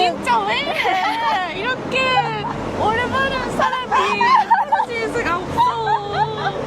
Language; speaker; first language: Korean; non-native, fluent; Japanese